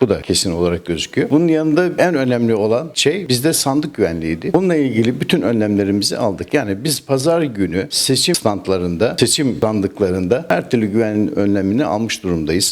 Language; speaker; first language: Turkish; native; Turkish